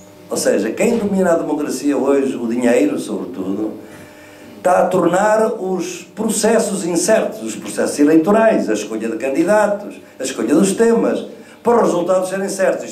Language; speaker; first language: Portuguese; native; Portuguese